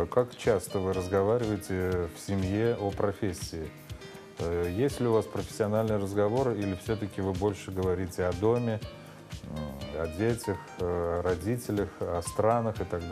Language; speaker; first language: Russian; native; Russian